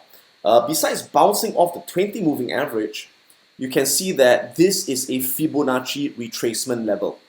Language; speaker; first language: English; native; English